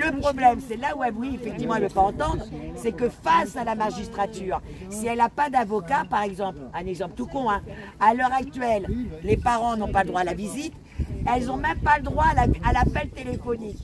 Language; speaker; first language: French; native; French